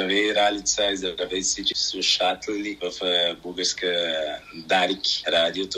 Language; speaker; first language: Bulgarian; non-native, learner; Portuguese